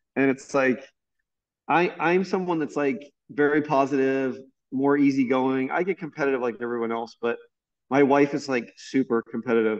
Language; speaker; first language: English; native; English